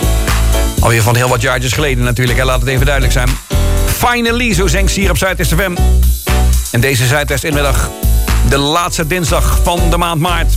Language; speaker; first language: Dutch; native; Dutch